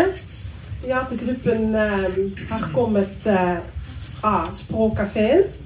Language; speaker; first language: Norwegian; non-native, fluent; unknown